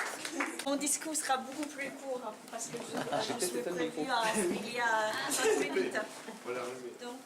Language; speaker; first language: French; non-native, learner; Chinese